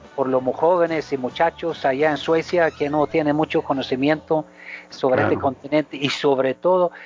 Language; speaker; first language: Spanish; non-native, fluent; Swedish